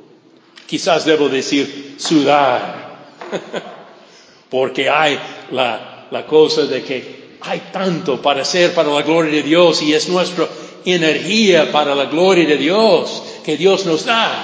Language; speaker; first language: Spanish; non-native, fluent; English